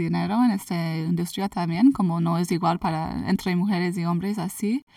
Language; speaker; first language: Spanish; early bilingual, heritage; English